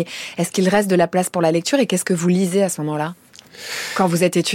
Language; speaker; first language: French; native; French